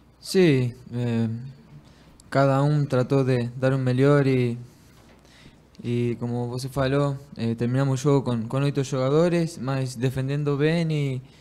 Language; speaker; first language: Portuguese; non-native, learner; Spanish